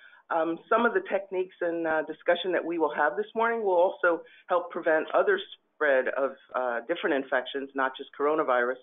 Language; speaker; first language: English; native; English